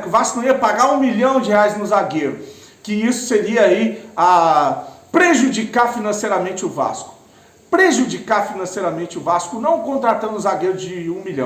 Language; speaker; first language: Portuguese; native; Portuguese